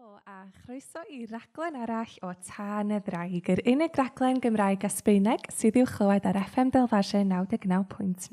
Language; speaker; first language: Welsh; native; Welsh